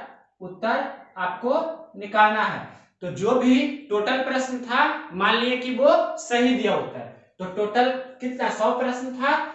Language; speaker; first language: Hindi; native; Hindi